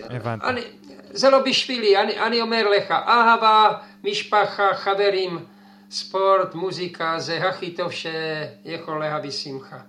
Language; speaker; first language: Hebrew; non-native, fluent; Czech